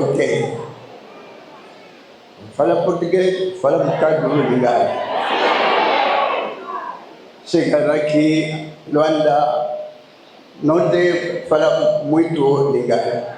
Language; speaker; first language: Portuguese; non-native, learner; Lingala